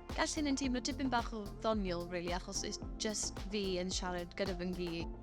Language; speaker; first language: Welsh; non-native, local second language; English